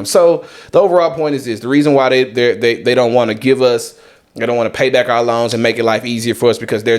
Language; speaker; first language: English; native; English